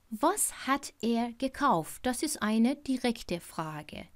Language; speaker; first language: German; non-native, fluent; Persian